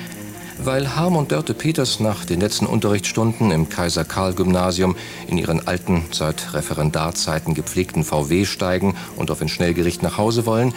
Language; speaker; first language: German; native; German